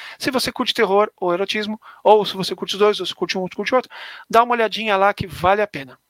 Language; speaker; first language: Portuguese; native; Portuguese